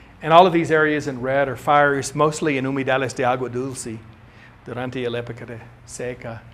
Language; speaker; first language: Spanish; non-native, learner; English